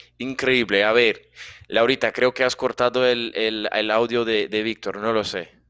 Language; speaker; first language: Spanish; non-native, fluent; Portuguese